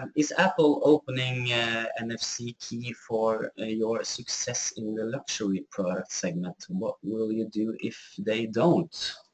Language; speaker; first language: English; non-native, fluent; Norwegian